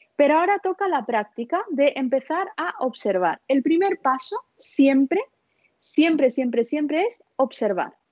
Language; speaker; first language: Spanish; early bilingual, other home language; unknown